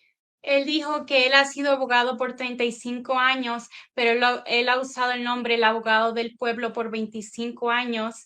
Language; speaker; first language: Spanish; early bilingual, heritage; Spanish